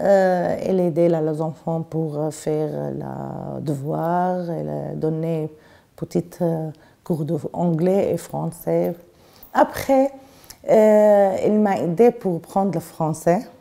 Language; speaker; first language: French; non-native, learner; Arabic